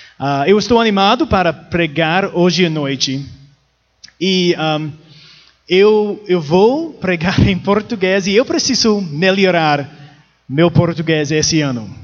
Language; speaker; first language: Portuguese; non-native, learner; English